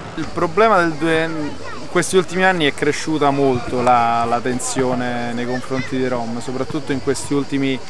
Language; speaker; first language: Italian; native; Italian